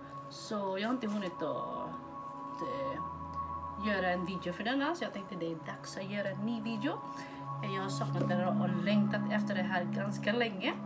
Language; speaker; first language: Swedish; non-native, fluent; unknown